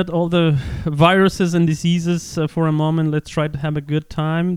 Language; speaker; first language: English; non-native, fluent; Spanish